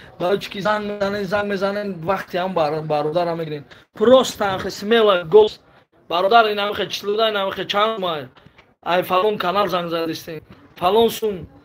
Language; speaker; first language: Tajik; native; Tajik